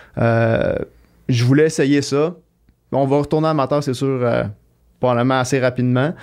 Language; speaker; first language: French; native; French